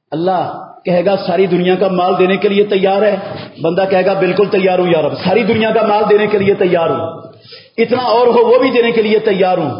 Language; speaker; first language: Urdu; native; Urdu